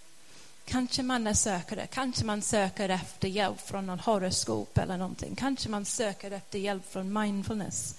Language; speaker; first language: Swedish; non-native, fluent; English